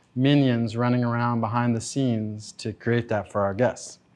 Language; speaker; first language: English; native; English